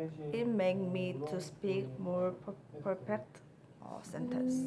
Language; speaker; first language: English; non-native, learner; Korean